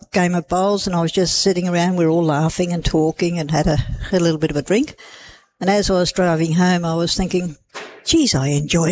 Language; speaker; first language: English; native; English